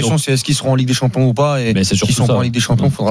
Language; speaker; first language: French; native; French